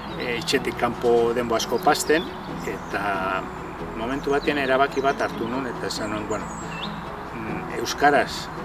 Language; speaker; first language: Basque; native; Basque